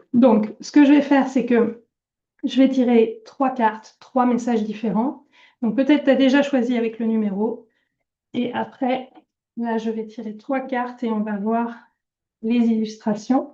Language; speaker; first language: French; native; French